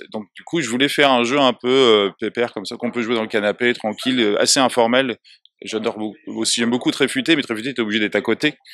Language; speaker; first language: French; native; French